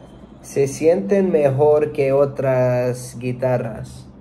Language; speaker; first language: Spanish; non-native, learner; English